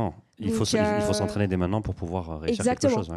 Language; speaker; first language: French; native; French